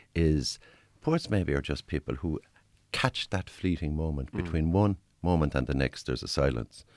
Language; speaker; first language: English; native; English